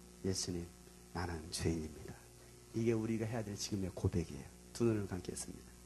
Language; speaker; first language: Korean; native; Korean